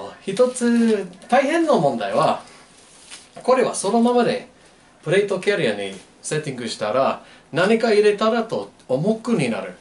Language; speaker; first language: Japanese; non-native, learner; English